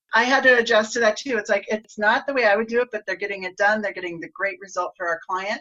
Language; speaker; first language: English; native; English